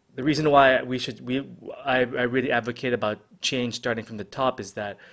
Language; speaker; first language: English; non-native, local second language; Filipino